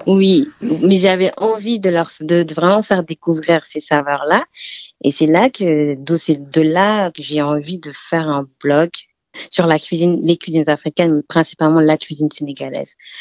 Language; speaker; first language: French; non-native, local second language; Wolof